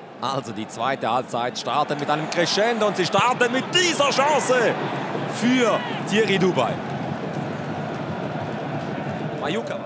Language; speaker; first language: German; native; German